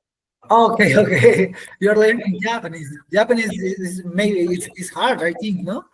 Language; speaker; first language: English; non-native, learner; Spanish